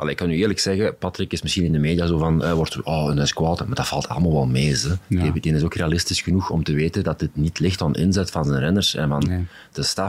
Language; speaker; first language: Dutch; native; Dutch